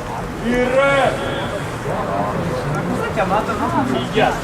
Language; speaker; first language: Italian; native; Italian